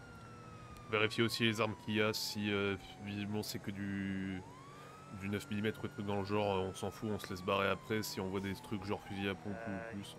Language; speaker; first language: French; native; French